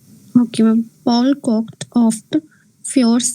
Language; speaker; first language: German; non-native, learner; Hindi